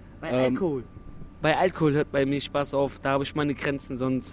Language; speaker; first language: German; non-native, local second language; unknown